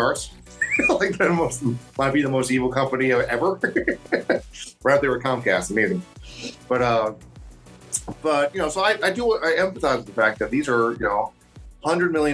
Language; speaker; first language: English; native; English